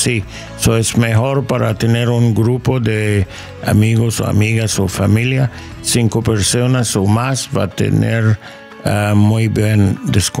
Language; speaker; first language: Spanish; non-native, learner; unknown